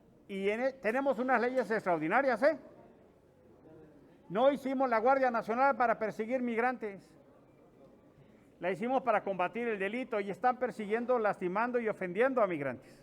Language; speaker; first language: Spanish; native; Spanish